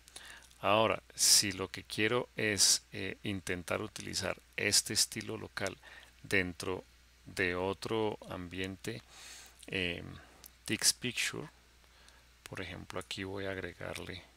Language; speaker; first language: Spanish; native; Spanish